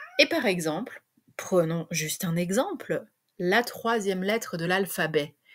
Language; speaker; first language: French; native; French